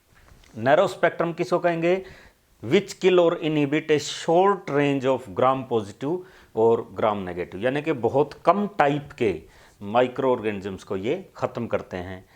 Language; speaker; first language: Hindi; native; Hindi